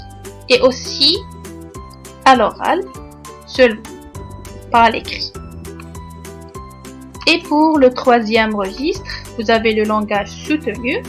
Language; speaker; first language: French; non-native, local second language; Arabic